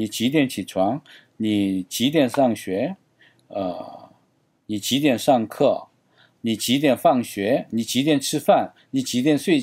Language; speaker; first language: Chinese; non-native, learner; Korean